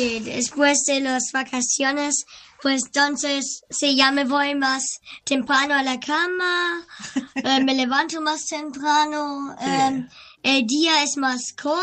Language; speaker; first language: Spanish; early bilingual, heritage; Spanish